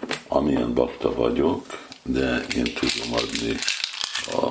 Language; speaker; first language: Hungarian; non-native, fluent; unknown